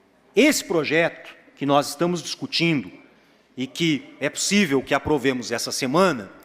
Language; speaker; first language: Portuguese; native; Portuguese